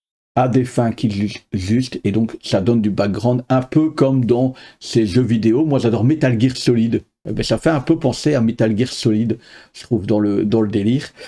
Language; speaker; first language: French; native; French